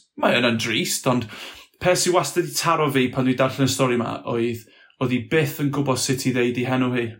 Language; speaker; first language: Welsh; non-native, local second language; English